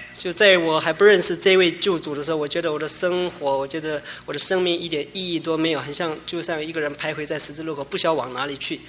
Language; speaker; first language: Chinese; non-native, local second language; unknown